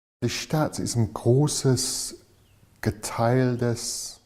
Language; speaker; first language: German; non-native, fluent; English